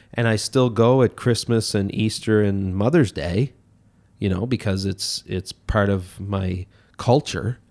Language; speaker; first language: English; native; English